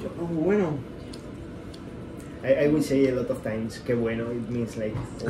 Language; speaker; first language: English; non-native, learner; Spanish